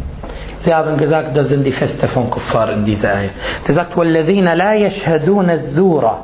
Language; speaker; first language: German; non-native, fluent; Arabic